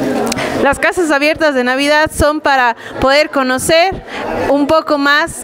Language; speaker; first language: Spanish; native; Spanish